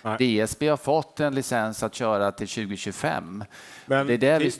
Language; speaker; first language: Swedish; native; Swedish